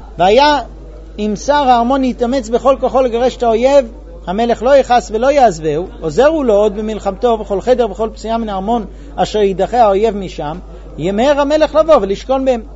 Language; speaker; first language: Hebrew; non-native, fluent; English